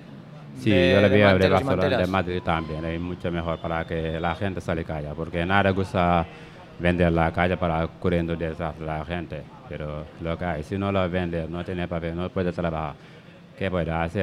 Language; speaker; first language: Spanish; non-native, learner; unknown